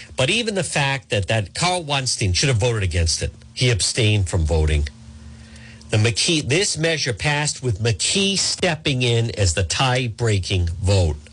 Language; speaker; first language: English; native; English